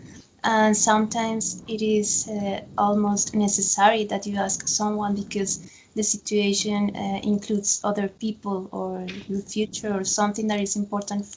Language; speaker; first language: English; non-native, fluent; Spanish